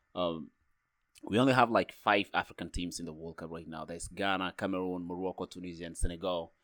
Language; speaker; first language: English; non-native, fluent; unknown